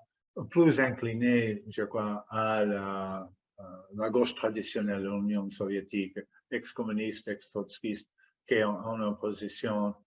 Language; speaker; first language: French; non-native, fluent; English